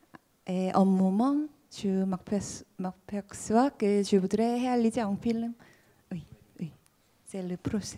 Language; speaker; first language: French; non-native, fluent; Korean